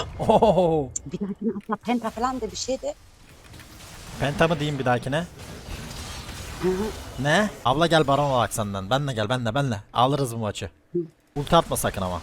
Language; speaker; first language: Turkish; native; Turkish